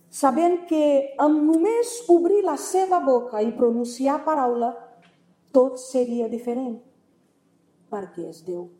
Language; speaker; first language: Catalan; non-native, fluent; Portuguese